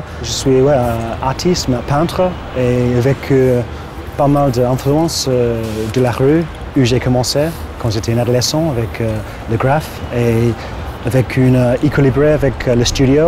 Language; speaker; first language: French; non-native, fluent; English